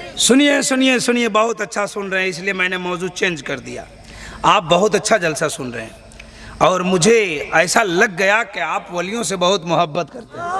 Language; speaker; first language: Hindi; native; Hindi